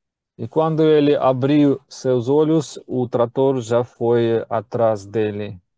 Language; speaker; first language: Portuguese; non-native, learner; Russian